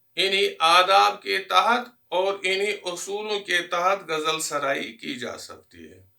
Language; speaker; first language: Urdu; non-native, local second language; Kashmiri